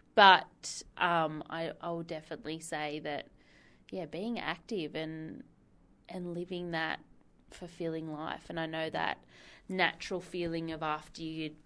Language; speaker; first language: English; native; English